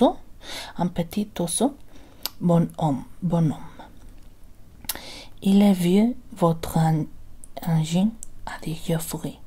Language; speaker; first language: French; non-native, learner; Spanish